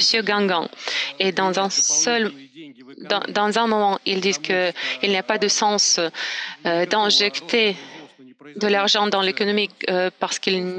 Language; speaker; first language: French; non-native, fluent; Russian